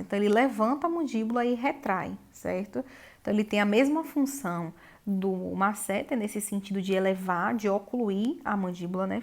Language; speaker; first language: Portuguese; native; Portuguese